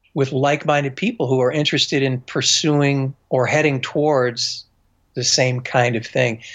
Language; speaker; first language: English; native; English